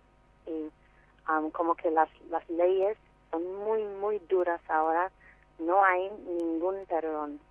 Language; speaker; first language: Spanish; non-native, fluent; English